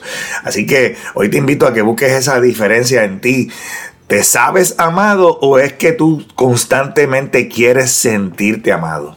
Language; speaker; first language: Spanish; native; Spanish